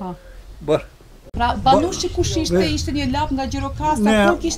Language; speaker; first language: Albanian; native; Albanian